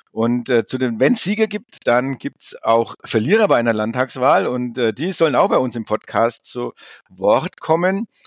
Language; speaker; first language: German; native; German